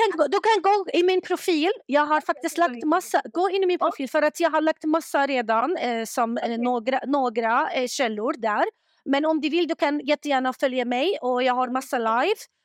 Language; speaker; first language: Swedish; non-native, fluent; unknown